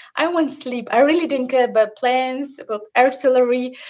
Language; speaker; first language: English; non-native, learner; Russian